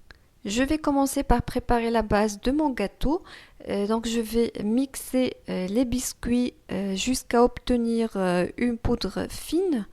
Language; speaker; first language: French; non-native, local second language; Arabic